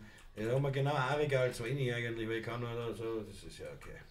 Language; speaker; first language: German; native; German